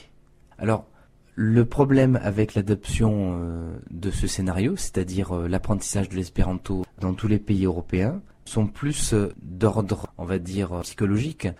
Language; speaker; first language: French; native; French